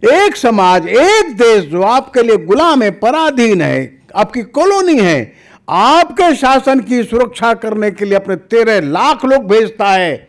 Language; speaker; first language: Hindi; native; Hindi